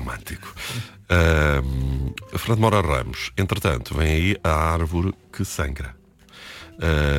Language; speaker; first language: Portuguese; native; Portuguese